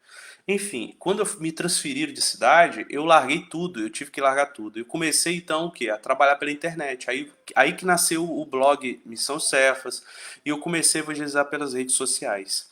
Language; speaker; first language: Portuguese; native; Portuguese